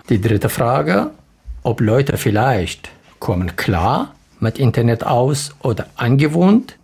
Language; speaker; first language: German; non-native, learner; Arabic